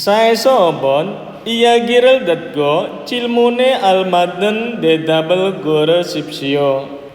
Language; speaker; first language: Korean; non-native, learner; Indonesian